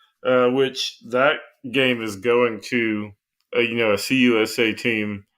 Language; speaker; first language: English; native; English